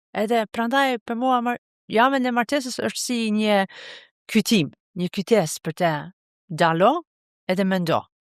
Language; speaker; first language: Albanian; non-native, fluent; Norwegian